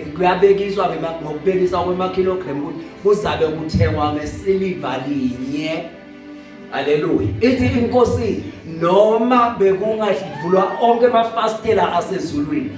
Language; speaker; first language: Zulu; non-native, local second language; Swati